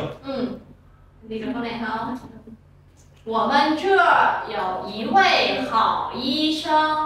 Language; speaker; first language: Chinese; non-native, fluent; Vietnamese